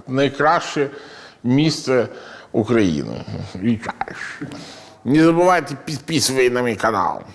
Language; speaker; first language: Ukrainian; non-native, learner; Italian